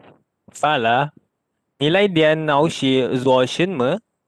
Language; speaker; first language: Chinese; non-native, learner; Malay